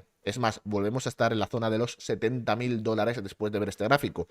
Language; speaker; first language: Spanish; native; Spanish